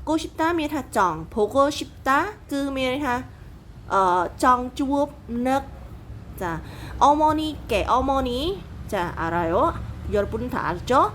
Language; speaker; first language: Korean; non-native, fluent; Khmer